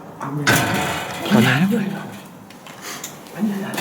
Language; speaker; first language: Korean; native; Korean